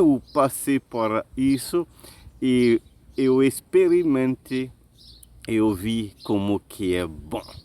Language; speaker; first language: Portuguese; non-native, learner; Haitian Creole